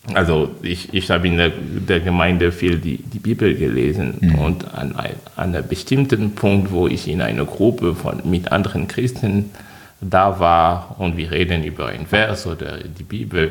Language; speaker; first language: German; non-native, fluent; French